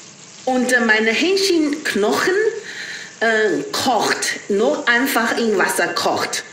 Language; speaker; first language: German; non-native, learner; Chinese